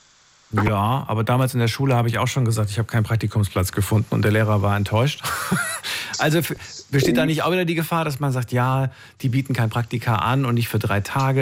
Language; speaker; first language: German; native; German